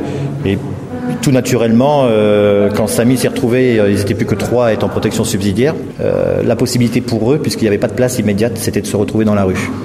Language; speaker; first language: French; native; French